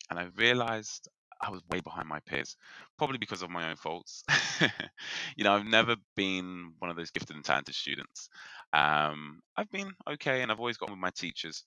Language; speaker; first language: English; native; English